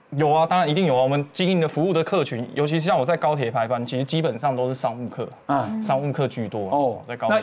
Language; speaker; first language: Chinese; native; Chinese